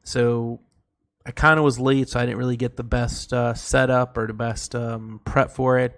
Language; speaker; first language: English; native; English